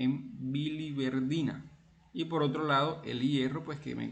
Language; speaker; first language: Spanish; native; Spanish